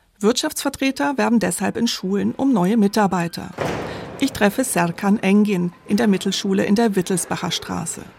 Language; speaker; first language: German; native; German